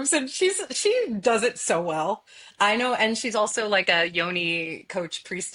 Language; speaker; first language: English; native; English